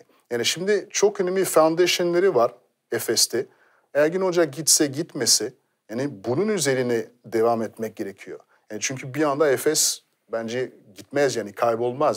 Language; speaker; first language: Turkish; non-native, fluent; French